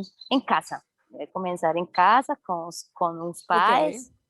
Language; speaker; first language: Portuguese; non-native, learner; Spanish